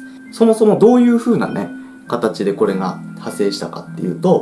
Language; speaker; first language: Japanese; native; Japanese